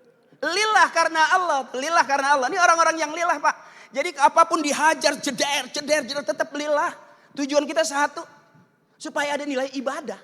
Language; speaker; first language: Malay; native; Malay